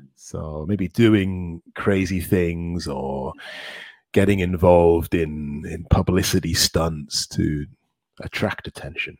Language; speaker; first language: English; native; English